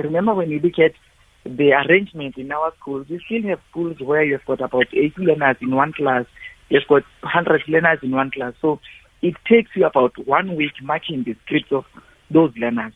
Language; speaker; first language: English; non-native, local second language; Xhosa